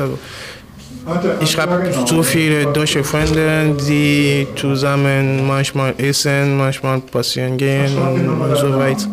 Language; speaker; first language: German; non-native, learner; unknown